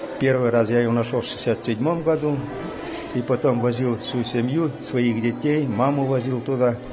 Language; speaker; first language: Russian; native; Russian